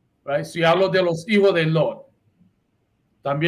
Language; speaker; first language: Spanish; early bilingual, heritage; Spanish